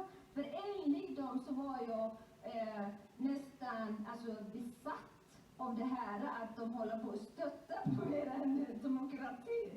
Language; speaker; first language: Swedish; non-native, fluent; Somali